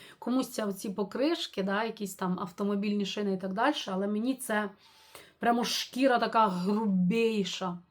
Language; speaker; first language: Ukrainian; non-native, local second language; Russian